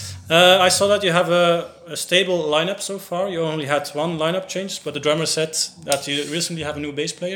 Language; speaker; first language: English; non-native, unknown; Dutch